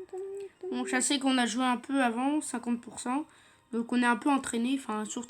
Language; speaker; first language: French; native; French